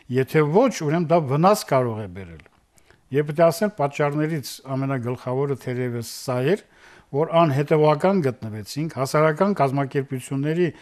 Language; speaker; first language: Armenian; native; Armenian